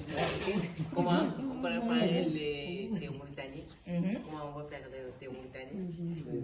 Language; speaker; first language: French; non-native, learner; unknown